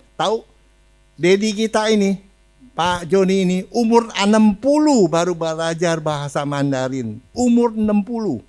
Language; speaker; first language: Indonesian; native; Indonesian